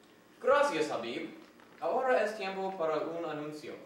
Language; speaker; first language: Spanish; non-native, learner; English